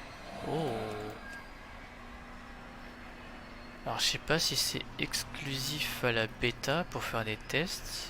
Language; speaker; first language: French; native; French